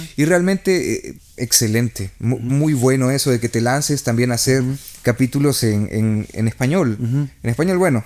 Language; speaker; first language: Spanish; native; Spanish